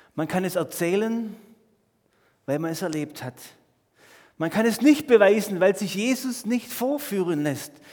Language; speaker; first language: German; native; German